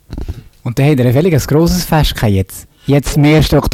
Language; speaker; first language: German; native; German